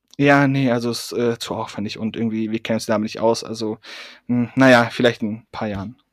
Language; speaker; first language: German; early bilingual, other home language; Persian